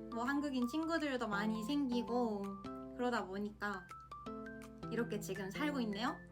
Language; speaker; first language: Korean; non-native, fluent; Japanese